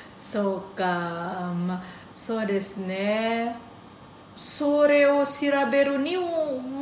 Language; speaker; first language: Japanese; non-native, fluent; Indonesian